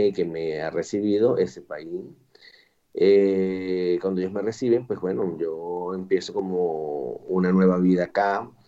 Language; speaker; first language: Spanish; native; Spanish